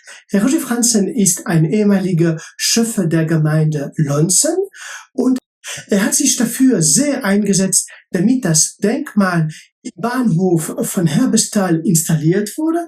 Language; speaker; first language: German; non-native, local second language; French